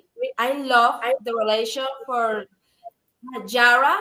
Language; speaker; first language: English; non-native, learner; Spanish